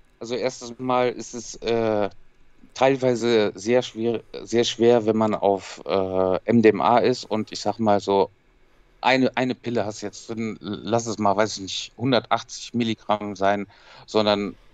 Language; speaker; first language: German; native; German